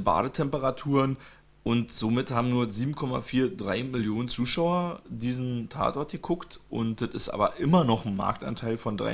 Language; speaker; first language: German; native; German